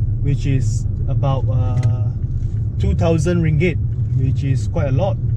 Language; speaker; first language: English; non-native, local second language; Min Nan Chinese